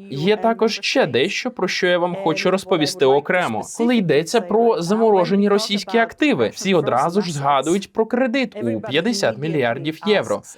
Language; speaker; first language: Ukrainian; native; Ukrainian